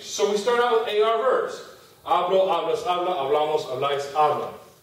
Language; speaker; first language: Spanish; non-native, fluent; English